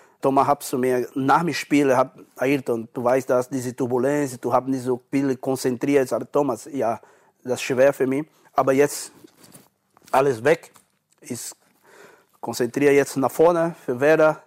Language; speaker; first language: German; non-native, learner; Portuguese